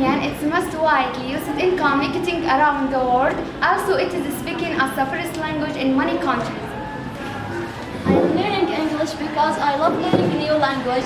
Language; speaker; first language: English; non-native, learner; Arabic